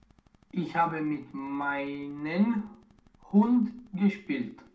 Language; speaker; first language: German; non-native, learner; Romanian